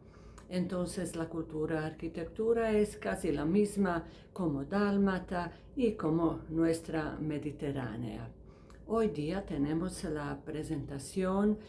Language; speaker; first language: Spanish; non-native, fluent; Croatian